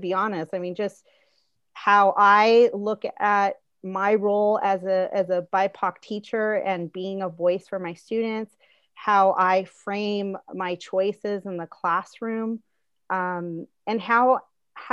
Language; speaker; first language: English; early bilingual, other home language; Spanish